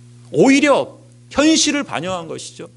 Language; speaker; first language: Korean; native; Korean